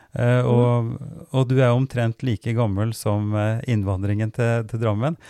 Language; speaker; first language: Norwegian; native; Norwegian